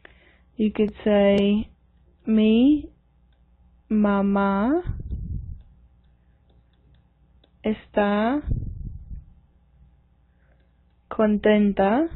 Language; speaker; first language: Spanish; non-native, fluent; English